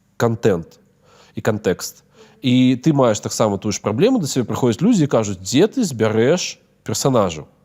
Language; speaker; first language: Belarusian; non-native, local second language; Russian